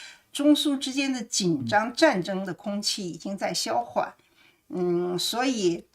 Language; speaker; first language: Chinese; native; Chinese